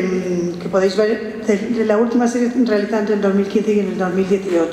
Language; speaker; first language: Spanish; native; Spanish